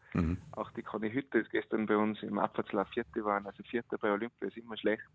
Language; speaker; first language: German; native; German